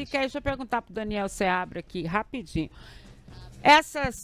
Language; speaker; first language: Portuguese; native; Portuguese